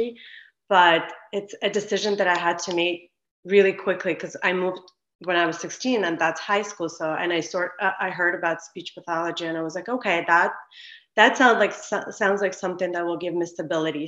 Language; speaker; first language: English; non-native, fluent; Ukrainian